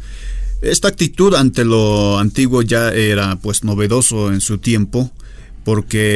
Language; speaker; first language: Spanish; native; Spanish